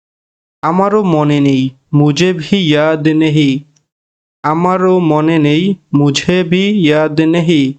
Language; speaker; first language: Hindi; non-native, fluent; Bangla